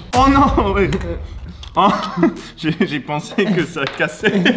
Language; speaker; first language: French; non-native, learner; English